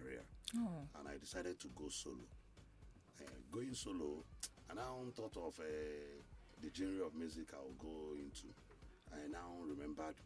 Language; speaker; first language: English; non-native, local second language; Igbo